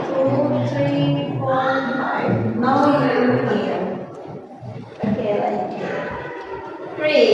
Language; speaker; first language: English; non-native, learner; Indonesian